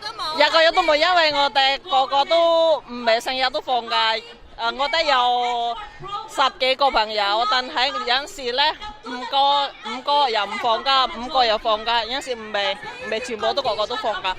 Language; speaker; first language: Cantonese; non-native, fluent; Indonesian